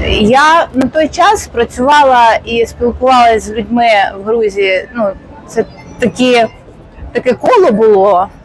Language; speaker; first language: Ukrainian; non-native, local second language; Russian